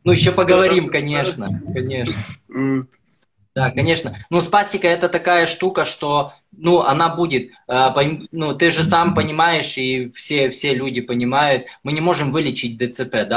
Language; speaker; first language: Russian; native; Russian